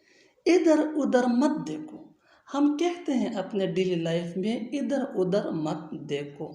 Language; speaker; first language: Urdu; non-native, local second language; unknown